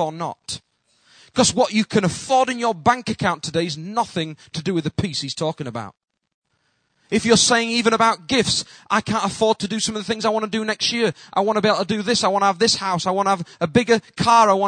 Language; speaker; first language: English; native; English